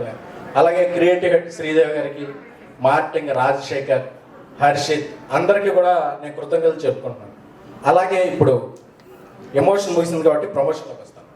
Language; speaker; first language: Telugu; native; Telugu